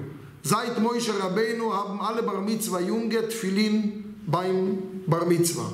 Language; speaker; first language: German; non-native, fluent; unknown